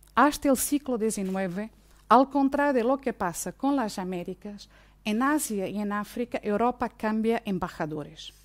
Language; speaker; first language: Spanish; non-native, fluent; Portuguese